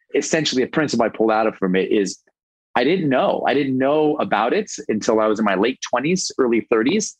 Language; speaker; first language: English; native; English